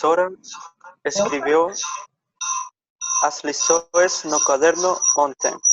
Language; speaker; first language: Portuguese; non-native, learner; Spanish